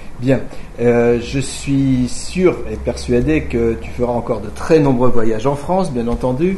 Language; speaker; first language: French; native; French